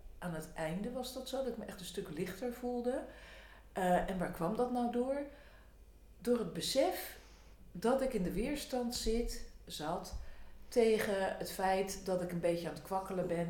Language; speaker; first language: Dutch; native; Dutch